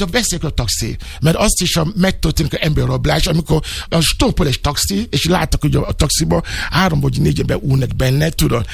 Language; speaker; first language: Hungarian; non-native, learner; Yoruba